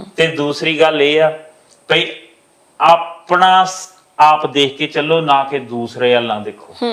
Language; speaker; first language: Punjabi; native; Punjabi